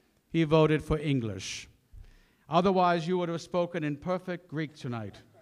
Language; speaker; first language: English; native; English